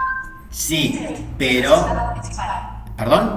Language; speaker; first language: Spanish; native; Spanish